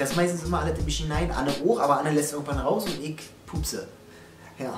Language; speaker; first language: German; native; German